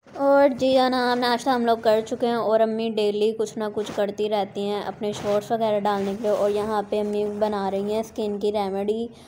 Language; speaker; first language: Urdu; non-native, local second language; Punjabi